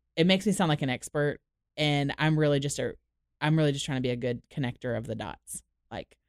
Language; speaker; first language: English; native; English